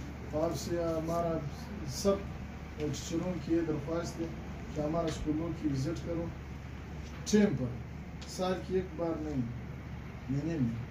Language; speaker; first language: Hindi; non-native, learner; Pashto